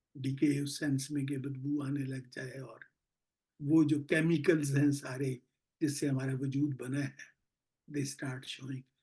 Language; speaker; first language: Urdu; native; Urdu